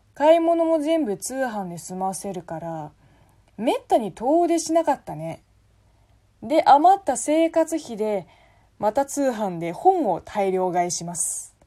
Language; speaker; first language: Japanese; non-native, fluent; Chinese